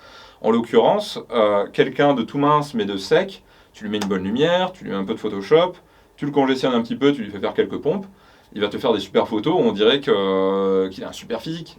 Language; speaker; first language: French; native; French